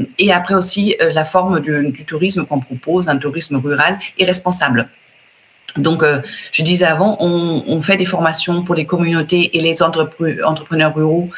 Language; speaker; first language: French; non-native, fluent; German